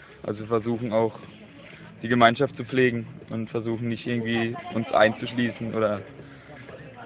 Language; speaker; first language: German; native; German